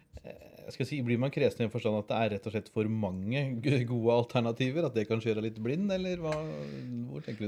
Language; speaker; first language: Norwegian; native; Norwegian